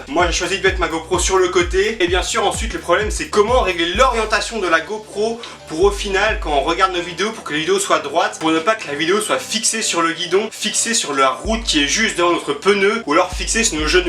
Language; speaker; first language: French; native; French